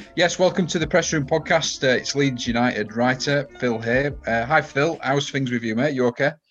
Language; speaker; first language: English; native; English